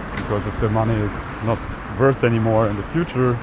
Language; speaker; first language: English; non-native, fluent; German